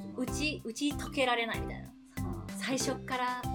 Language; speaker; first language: Japanese; native; Japanese